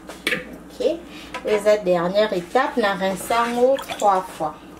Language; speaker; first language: French; non-native, local second language; Lingala